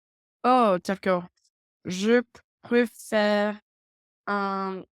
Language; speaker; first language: French; non-native, learner; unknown